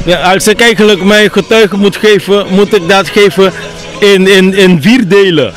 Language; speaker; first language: Dutch; non-native, local second language; Papiamento